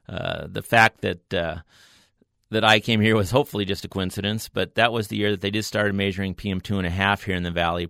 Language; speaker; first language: English; native; English